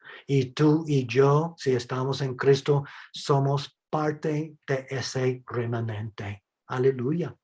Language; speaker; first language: Spanish; non-native, fluent; English